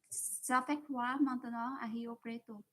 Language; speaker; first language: French; non-native, fluent; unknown